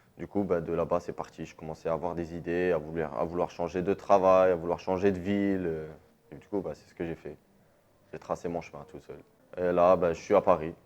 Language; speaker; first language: French; non-native, local second language; Arabic